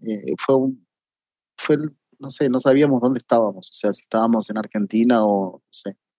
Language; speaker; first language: Spanish; native; Spanish